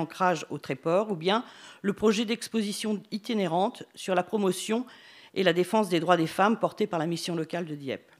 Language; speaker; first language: French; native; French